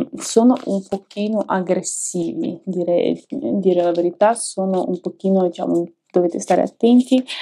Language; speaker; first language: Italian; non-native, fluent; Ukrainian